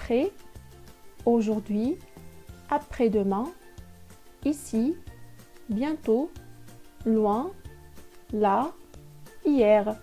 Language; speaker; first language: French; non-native, local second language; Arabic